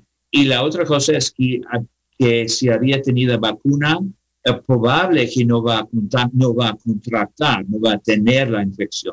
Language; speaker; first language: Spanish; non-native, learner; English